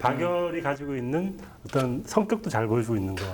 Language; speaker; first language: Korean; native; Korean